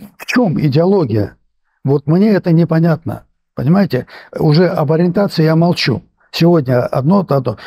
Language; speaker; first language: Russian; non-native, local second language; Armenian